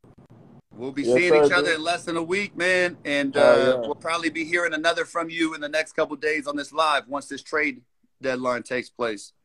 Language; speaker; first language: English; native; English